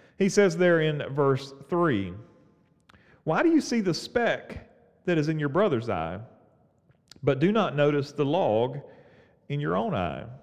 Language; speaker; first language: English; native; English